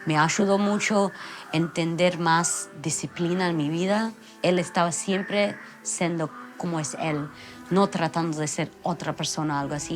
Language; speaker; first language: Spanish; non-native, fluent; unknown